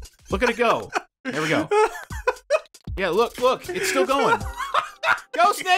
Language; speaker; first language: English; native; English